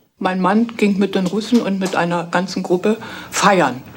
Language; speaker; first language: German; native; German